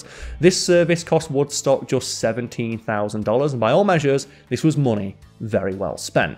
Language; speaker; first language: English; native; English